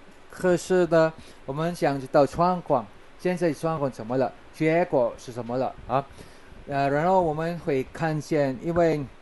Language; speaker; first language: Chinese; non-native, fluent; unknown